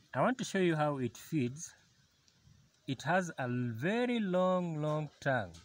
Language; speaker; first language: English; non-native, local second language; Luyia